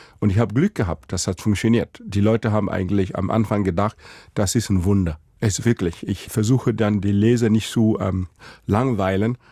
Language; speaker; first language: German; non-native, fluent; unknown